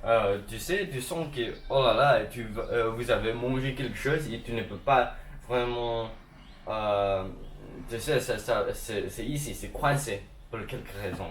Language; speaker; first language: French; non-native, learner; English